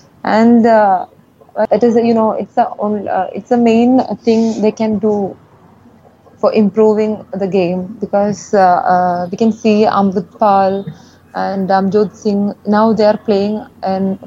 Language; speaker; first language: English; non-native, local second language; Malayalam